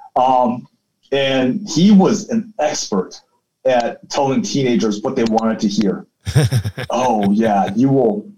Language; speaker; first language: English; early bilingual, other home language; Chinese